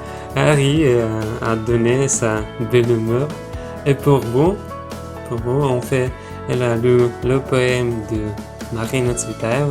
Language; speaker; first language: French; non-native, fluent; Russian